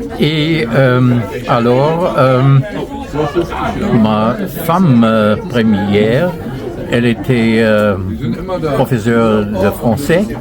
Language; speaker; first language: French; non-native, fluent; German